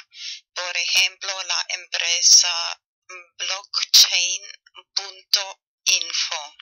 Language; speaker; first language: Spanish; non-native, learner; German